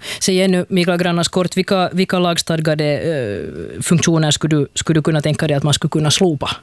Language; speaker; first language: Swedish; native; Swedish